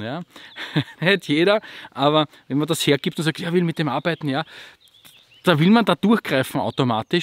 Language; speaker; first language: German; native; German